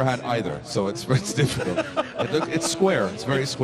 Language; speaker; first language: English; native; English